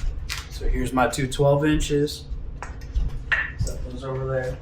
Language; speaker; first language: English; native; English